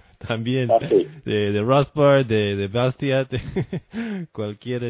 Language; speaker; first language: Spanish; non-native, fluent; English